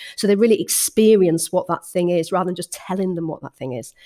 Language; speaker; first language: English; native; English